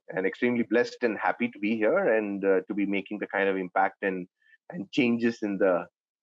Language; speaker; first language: English; non-native, local second language; Tamil